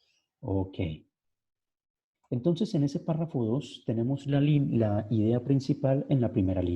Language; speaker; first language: Spanish; native; Spanish